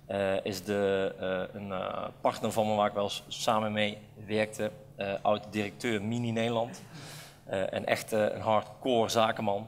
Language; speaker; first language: Dutch; native; Dutch